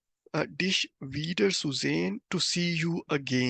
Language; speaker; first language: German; non-native, fluent; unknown